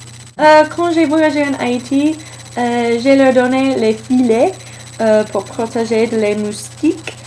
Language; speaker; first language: French; non-native, learner; English